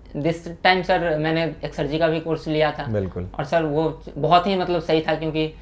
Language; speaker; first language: Hindi; native; Hindi